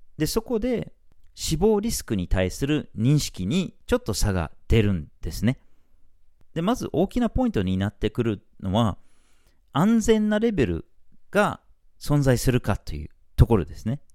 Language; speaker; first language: Japanese; non-native, fluent; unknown